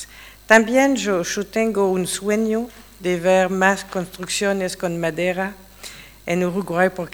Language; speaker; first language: Spanish; non-native, fluent; English